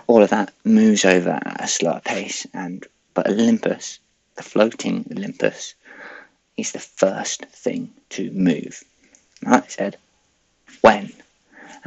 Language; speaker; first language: English; native; English